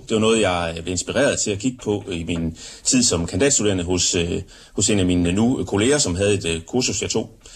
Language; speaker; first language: Danish; native; Danish